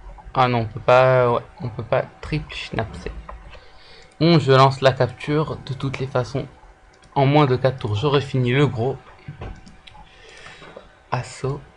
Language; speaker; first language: French; native; French